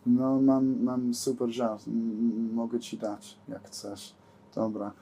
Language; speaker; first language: Polish; non-native, learner; English